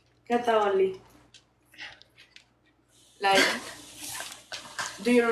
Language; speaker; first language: English; non-native, fluent; Spanish